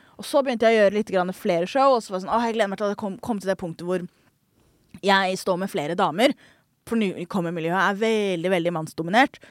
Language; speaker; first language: Norwegian; early bilingual, other home language; Somali